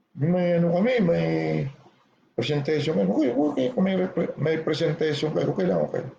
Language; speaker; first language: Filipino; non-native, local second language; Hiligaynon